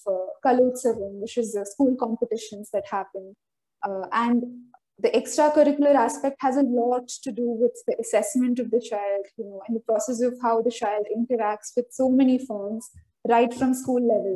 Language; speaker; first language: English; non-native, local second language; Malayalam